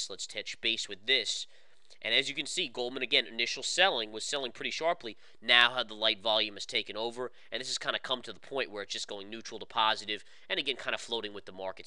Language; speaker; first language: English; native; English